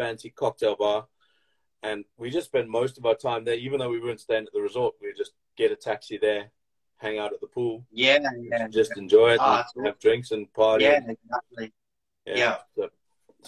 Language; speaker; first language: English; native; English